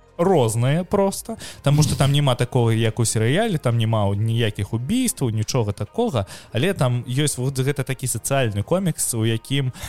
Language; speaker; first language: Belarusian; non-native, local second language; Russian